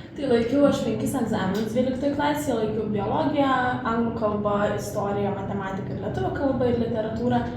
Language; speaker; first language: Lithuanian; native; Lithuanian